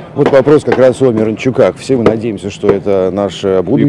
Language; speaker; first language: Russian; native; Russian